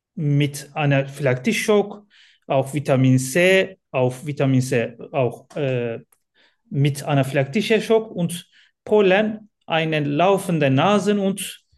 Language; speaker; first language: German; non-native, learner; Turkish